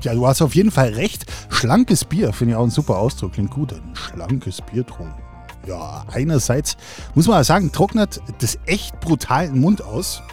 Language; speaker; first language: German; native; German